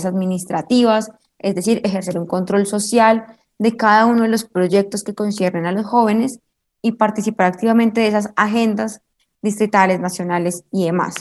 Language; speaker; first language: Spanish; native; Spanish